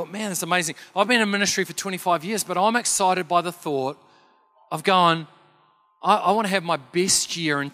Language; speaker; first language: English; native; English